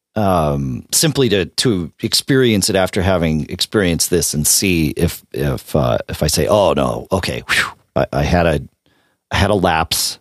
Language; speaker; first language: English; native; English